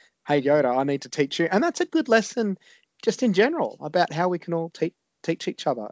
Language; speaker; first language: English; native; English